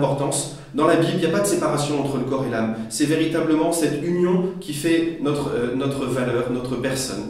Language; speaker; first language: French; native; French